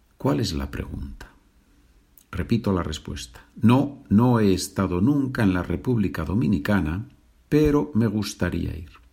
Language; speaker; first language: Spanish; native; Spanish